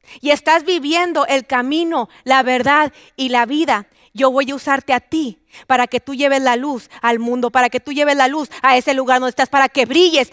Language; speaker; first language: Spanish; native; Spanish